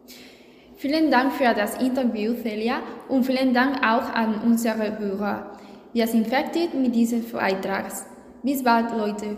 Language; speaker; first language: German; non-native, fluent; Spanish